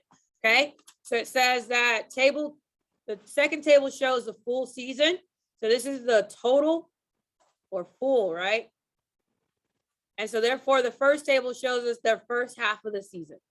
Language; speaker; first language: English; native; English